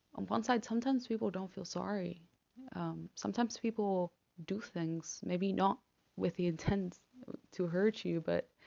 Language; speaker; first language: English; non-native, fluent; Spanish